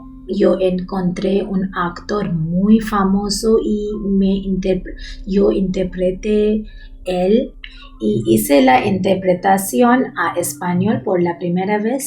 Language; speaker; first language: Spanish; non-native, learner; Bangla